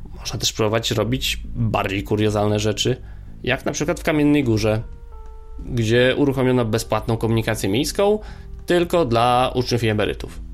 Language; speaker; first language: Polish; native; Polish